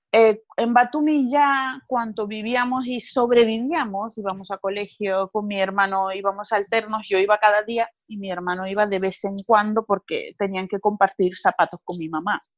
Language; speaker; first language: Spanish; non-native, fluent; Georgian